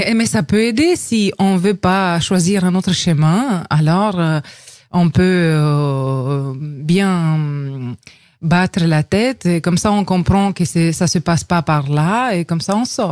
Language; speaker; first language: French; non-native, fluent; Romanian